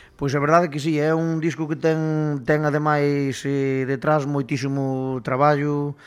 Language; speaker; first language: Galician; native; Galician